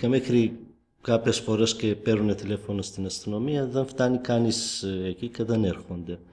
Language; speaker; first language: Greek; non-native, fluent; Kurdish